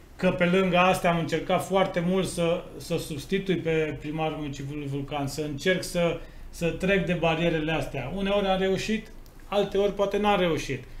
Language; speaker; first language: Romanian; native; Romanian